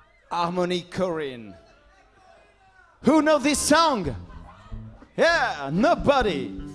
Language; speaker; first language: English; non-native, learner; French